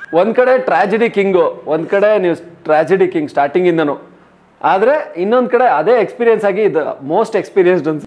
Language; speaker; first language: Kannada; native; Kannada